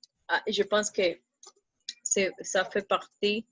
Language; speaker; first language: French; non-native, fluent; Spanish